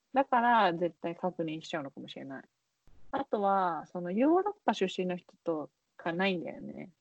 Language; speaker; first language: Japanese; native; Japanese